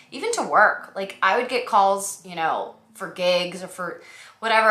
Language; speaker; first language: English; native; English